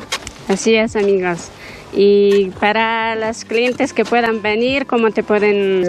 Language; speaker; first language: Spanish; native; Spanish